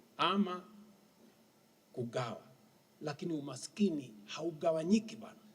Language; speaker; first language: Swahili; non-native, local second language; Kalenjin